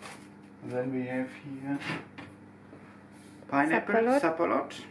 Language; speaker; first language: English; non-native, fluent; German